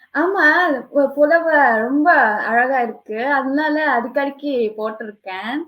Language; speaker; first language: Tamil; non-native, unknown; Japanese